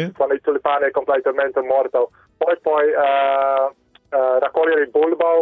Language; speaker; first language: Italian; non-native, learner; Dutch